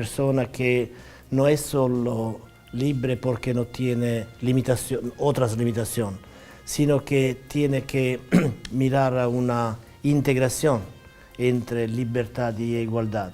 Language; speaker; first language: Spanish; non-native, fluent; Italian